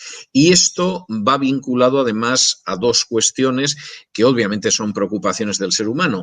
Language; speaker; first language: Spanish; native; Spanish